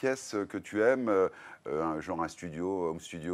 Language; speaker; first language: French; native; French